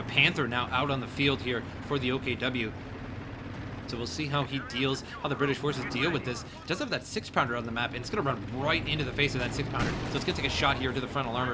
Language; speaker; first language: English; native; English